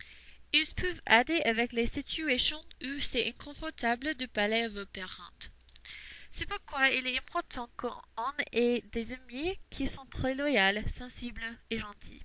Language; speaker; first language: French; non-native, learner; English